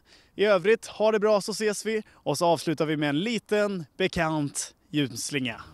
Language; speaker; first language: Swedish; native; Swedish